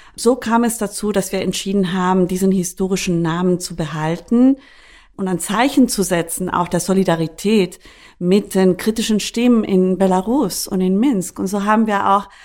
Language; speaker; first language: German; non-native, fluent; Spanish